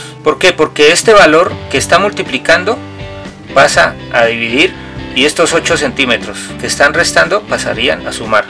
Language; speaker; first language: Spanish; native; Spanish